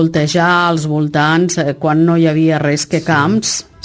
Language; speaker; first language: Catalan; native; Catalan